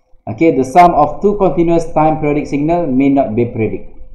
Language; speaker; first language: English; non-native, local second language; Malay